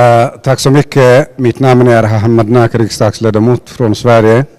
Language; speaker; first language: Swedish; non-native, fluent; Somali